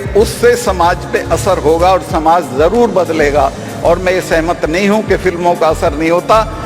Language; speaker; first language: Hindi; native; Hindi